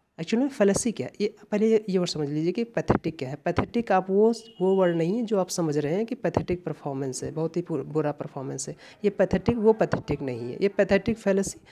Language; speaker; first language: Hindi; native; Hindi